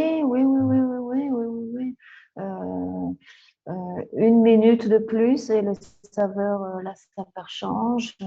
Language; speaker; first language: French; non-native, fluent; Spanish